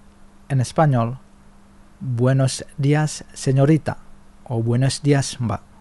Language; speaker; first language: Spanish; non-native, fluent; Indonesian